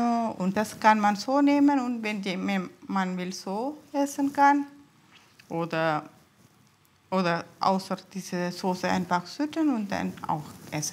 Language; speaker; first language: German; non-native, learner; Tamil